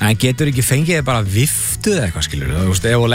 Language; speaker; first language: Icelandic; native; Icelandic